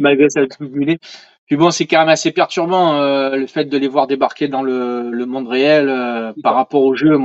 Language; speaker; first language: French; native; French